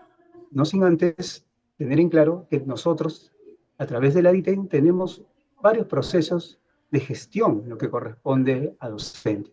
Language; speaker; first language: Spanish; native; Spanish